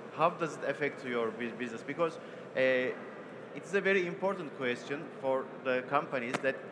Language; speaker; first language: English; non-native, fluent; Turkish